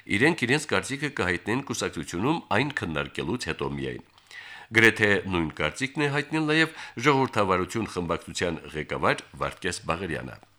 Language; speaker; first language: Armenian; native; Armenian